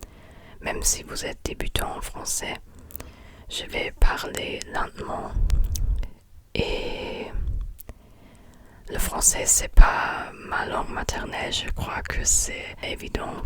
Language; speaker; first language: French; non-native, fluent; German